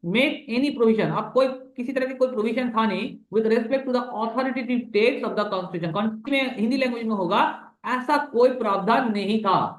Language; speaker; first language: Hindi; non-native, local second language; Bangla